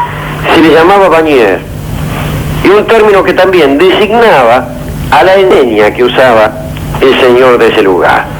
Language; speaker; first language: Spanish; native; Spanish